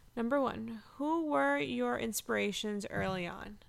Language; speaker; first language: English; native; English